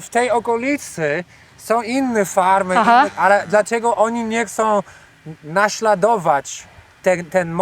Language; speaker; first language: Polish; non-native, learner; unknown